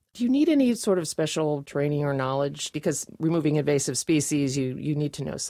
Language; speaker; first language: English; native; English